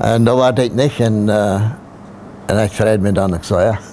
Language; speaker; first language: German; non-native, local second language; Plautdietsch